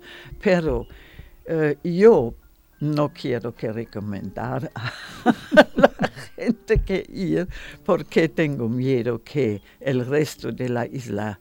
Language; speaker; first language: Spanish; non-native, learner; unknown